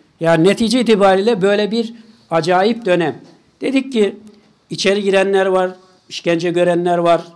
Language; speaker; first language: Turkish; native; Turkish